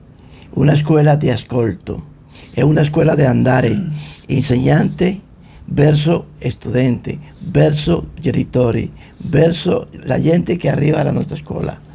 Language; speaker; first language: Italian; non-native, fluent; Spanish